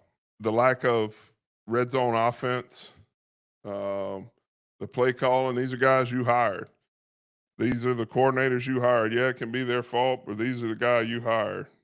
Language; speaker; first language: English; native; English